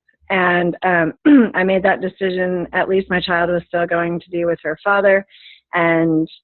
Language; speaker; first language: English; native; English